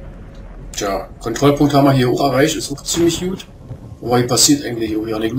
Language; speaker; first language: German; native; German